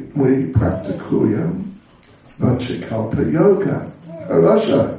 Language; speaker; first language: Russian; non-native, learner; English